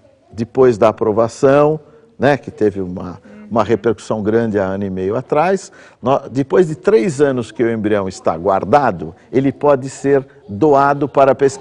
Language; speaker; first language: Portuguese; native; Portuguese